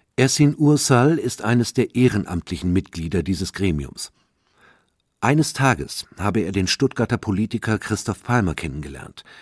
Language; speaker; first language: German; native; German